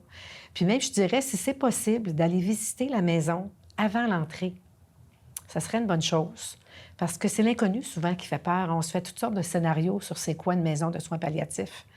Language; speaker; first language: French; native; French